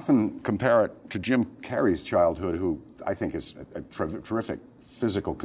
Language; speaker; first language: English; native; English